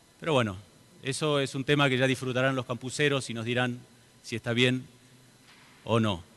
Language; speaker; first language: Spanish; native; Spanish